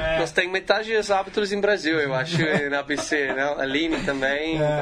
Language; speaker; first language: Portuguese; non-native, learner; English